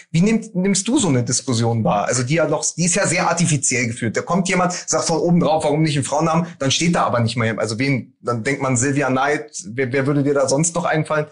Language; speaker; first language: German; native; German